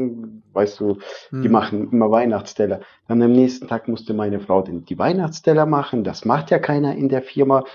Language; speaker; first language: German; non-native, fluent; Arabic